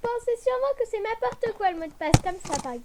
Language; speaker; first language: French; native; French